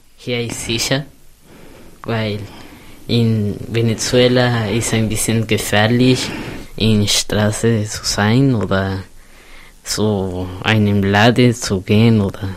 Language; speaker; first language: German; non-native, learner; Spanish